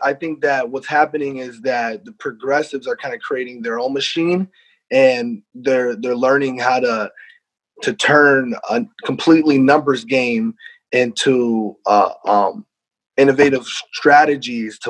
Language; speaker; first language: English; native; English